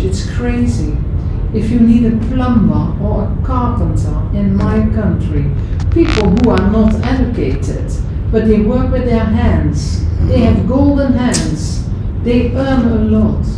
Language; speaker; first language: English; non-native, fluent; Dutch